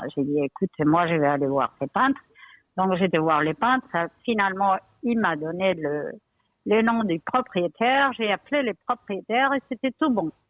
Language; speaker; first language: French; non-native, fluent; Spanish